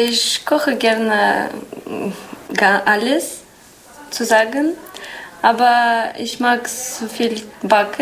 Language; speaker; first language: German; non-native, learner; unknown